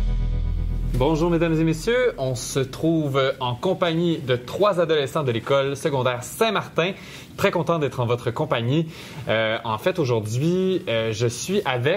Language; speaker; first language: French; native; French